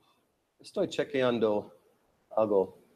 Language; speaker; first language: Spanish; non-native, learner; English